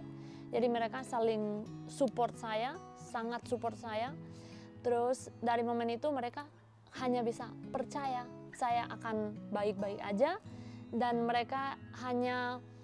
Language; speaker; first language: Indonesian; non-native, fluent; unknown